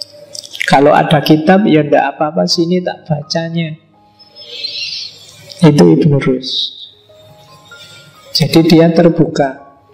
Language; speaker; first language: Indonesian; native; Indonesian